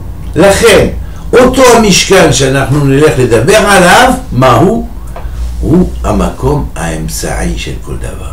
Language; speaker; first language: Hebrew; non-native, fluent; French